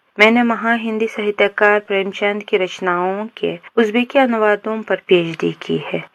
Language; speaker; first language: Hindi; non-native, fluent; Uzbek